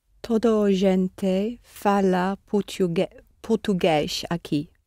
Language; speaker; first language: Portuguese; non-native, learner; English